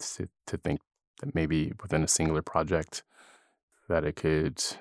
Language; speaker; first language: English; native; English